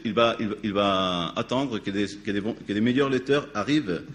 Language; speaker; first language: French; non-native, fluent; Spanish